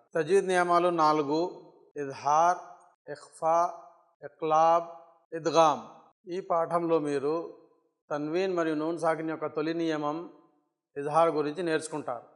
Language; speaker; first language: Telugu; non-native, local second language; Urdu